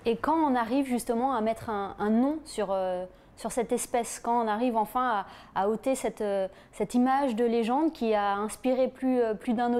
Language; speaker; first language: French; native; French